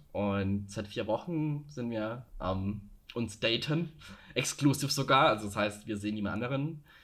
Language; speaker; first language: German; native; German